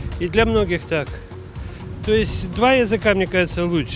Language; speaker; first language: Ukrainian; non-native, local second language; Russian